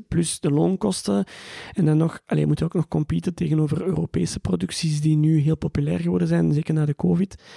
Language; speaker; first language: Dutch; native; Dutch